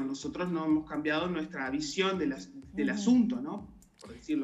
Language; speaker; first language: Spanish; native; Spanish